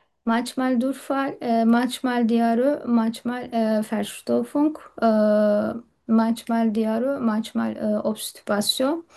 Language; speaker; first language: German; non-native, learner; Turkish